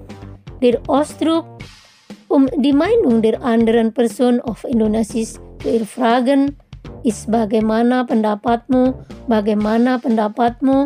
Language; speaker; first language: German; non-native, fluent; Indonesian